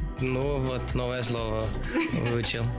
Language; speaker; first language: Russian; early bilingual, other home language; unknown